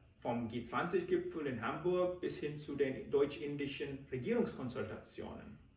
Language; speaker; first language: German; non-native, fluent; Telugu